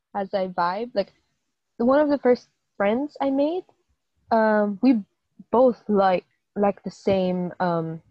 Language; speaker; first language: English; native; English